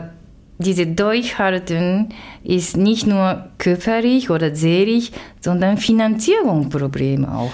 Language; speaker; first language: German; non-native, learner; Japanese